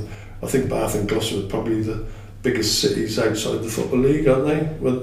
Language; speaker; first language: English; native; English